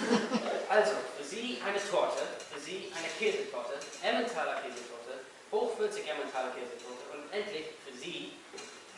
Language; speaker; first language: German; non-native, learner; English